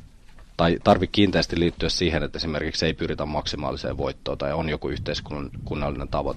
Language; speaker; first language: Finnish; native; Finnish